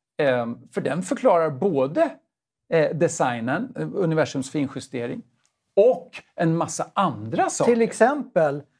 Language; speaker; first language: Swedish; native; Swedish